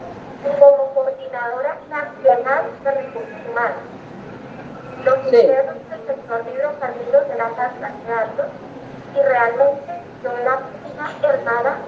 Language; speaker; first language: Spanish; native; Spanish